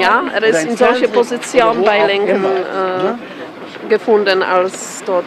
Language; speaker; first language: German; non-native, learner; Polish